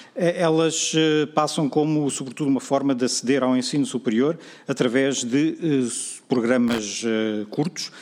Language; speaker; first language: Portuguese; native; Portuguese